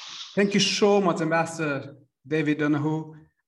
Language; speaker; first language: English; non-native, local second language; Nepali